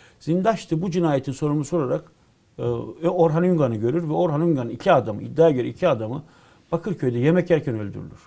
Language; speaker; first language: Turkish; native; Turkish